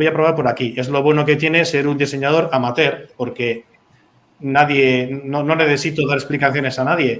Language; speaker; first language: Spanish; native; Spanish